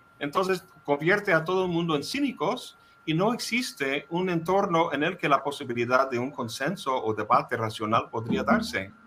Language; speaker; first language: Spanish; non-native, fluent; English